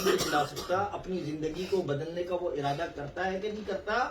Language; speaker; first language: Urdu; native; Urdu